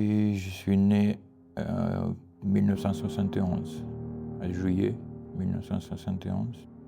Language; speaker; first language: French; non-native, learner; Ukrainian